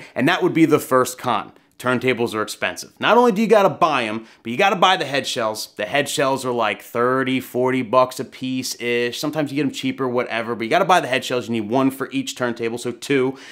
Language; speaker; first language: English; native; English